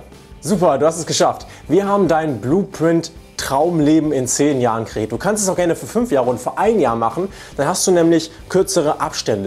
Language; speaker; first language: German; native; German